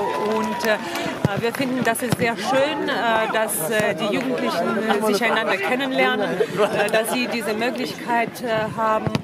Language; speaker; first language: German; non-native, fluent; Russian